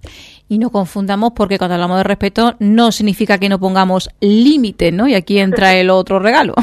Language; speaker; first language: Spanish; native; Spanish